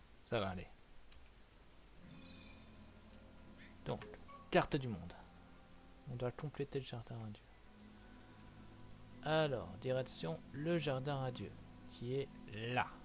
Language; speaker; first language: French; native; French